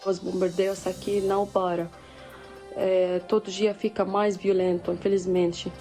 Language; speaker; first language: Portuguese; non-native, learner; Arabic